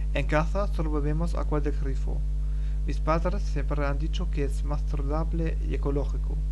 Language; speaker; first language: Spanish; non-native, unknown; German